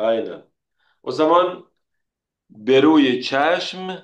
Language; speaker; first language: Turkish; non-native, fluent; Persian